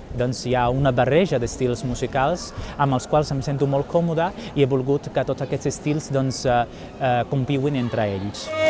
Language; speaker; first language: Catalan; non-native, fluent; Italian